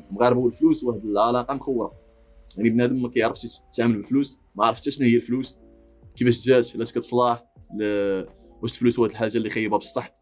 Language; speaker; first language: Arabic; native; Arabic